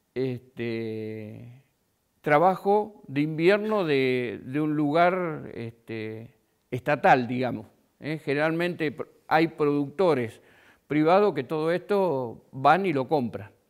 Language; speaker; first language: Spanish; native; Spanish